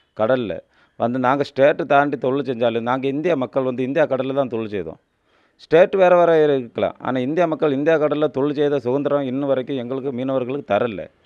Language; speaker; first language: Tamil; native; Tamil